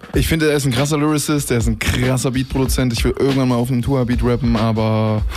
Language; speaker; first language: German; native; German